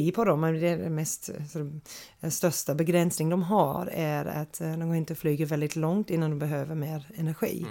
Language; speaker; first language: Swedish; non-native, fluent; English